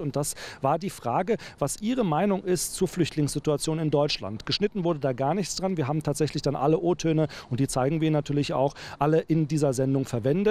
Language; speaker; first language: German; native; German